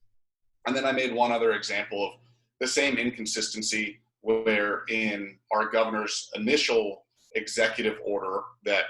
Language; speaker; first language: English; native; English